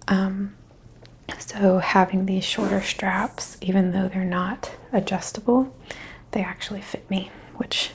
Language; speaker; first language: English; native; English